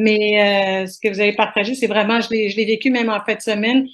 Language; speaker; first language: French; native; French